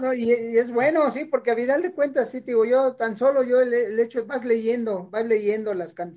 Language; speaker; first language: Spanish; native; Spanish